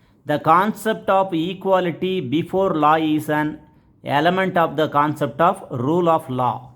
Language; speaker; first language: English; non-native, local second language; Tamil